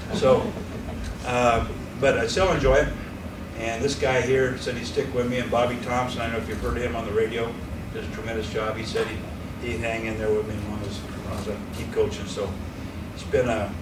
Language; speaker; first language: English; native; English